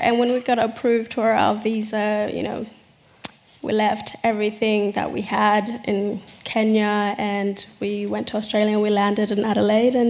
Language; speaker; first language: English; early bilingual, other home language; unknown